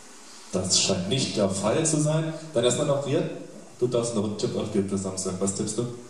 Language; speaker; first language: German; native; German